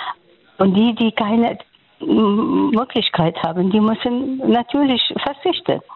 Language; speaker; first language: German; non-native, fluent; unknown